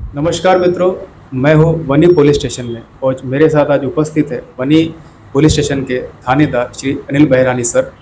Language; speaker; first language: Hindi; non-native, local second language; Marathi